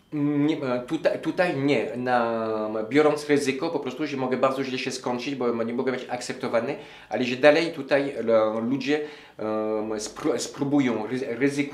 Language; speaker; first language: Polish; non-native, learner; French